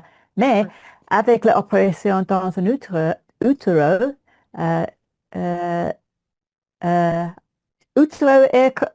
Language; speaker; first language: French; non-native, learner; English